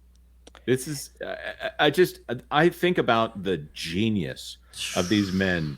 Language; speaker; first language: English; native; English